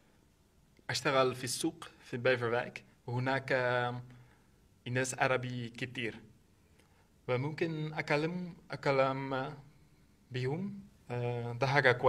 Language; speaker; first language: Arabic; non-native, learner; Dutch